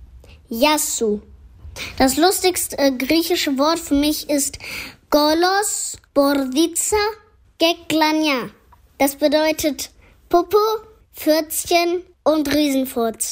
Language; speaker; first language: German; early bilingual, other home language; Greek